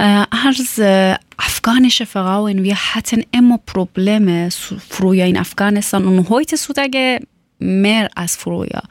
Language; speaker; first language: German; non-native, learner; Persian